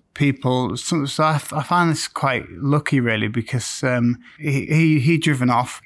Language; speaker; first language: English; native; English